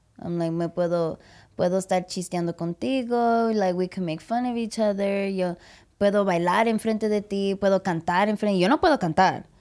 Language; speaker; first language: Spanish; early bilingual, heritage; English